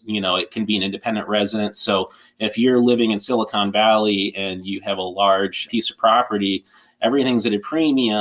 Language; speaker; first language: English; native; English